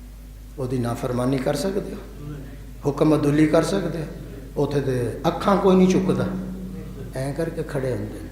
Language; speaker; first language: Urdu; non-native, local second language; Punjabi